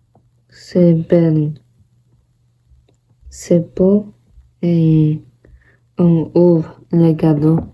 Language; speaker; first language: French; non-native, learner; Portuguese